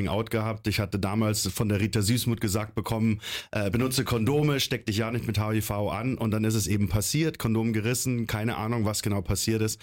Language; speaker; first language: German; native; German